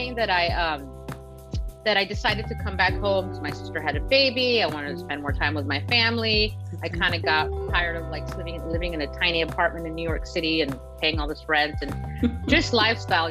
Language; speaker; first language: English; early bilingual, other home language; Spanish